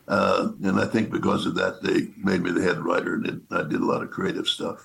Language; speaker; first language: English; native; English